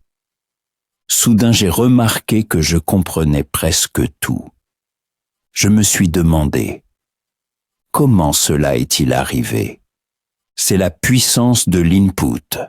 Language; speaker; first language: French; non-native, fluent; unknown